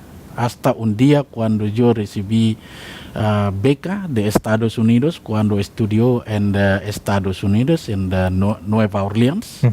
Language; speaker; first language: Spanish; non-native, learner; Indonesian